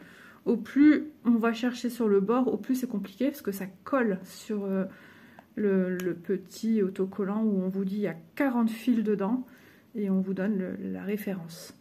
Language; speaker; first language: French; native; French